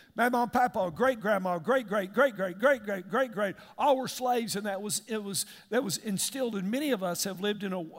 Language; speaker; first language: English; native; English